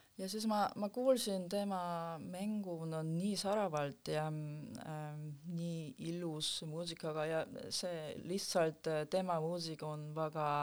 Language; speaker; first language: Estonian; non-native, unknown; Korean